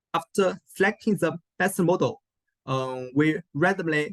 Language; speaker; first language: English; non-native, learner; Chinese